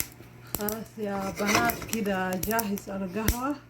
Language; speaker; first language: Arabic; non-native, learner; Somali